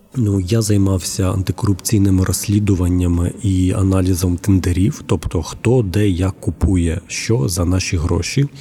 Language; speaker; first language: Ukrainian; native; Ukrainian